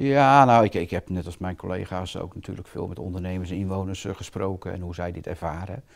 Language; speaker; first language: Dutch; native; Dutch